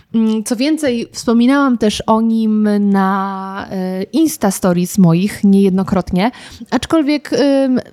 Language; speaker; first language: Polish; native; Polish